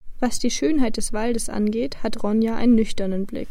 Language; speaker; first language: German; native; German